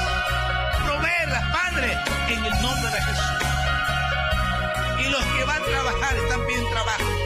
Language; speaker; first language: Spanish; native; Spanish